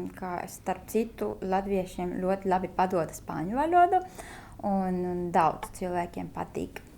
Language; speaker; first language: Latvian; non-native, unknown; Spanish